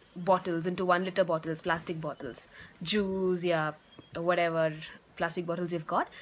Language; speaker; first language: English; non-native, local second language; Tamil